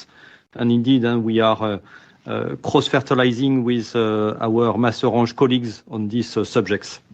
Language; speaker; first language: English; non-native, fluent; French